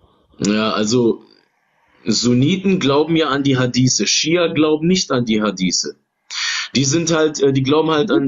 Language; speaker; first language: German; native; German